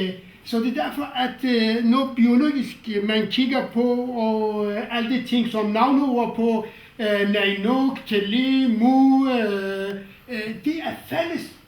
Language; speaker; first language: Danish; non-native, fluent; Kurdish